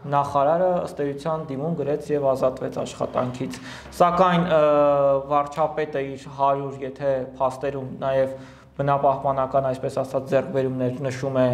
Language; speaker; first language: Armenian; native; Armenian